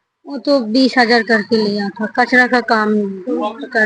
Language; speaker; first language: Hindi; non-native, learner; Bangla